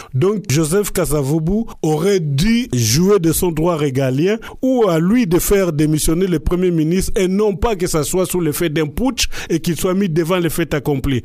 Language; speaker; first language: French; non-native, local second language; Lingala